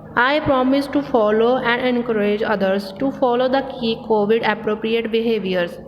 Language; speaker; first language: English; non-native, local second language; Punjabi